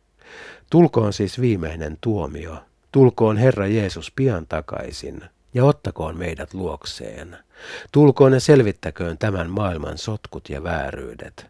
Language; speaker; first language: Finnish; native; Finnish